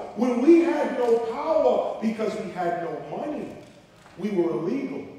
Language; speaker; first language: English; native; English